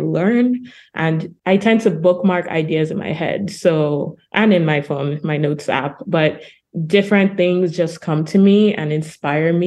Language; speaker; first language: English; non-native, local second language; Yoruba